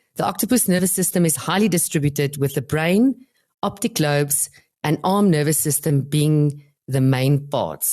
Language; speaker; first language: English; non-native, local second language; Afrikaans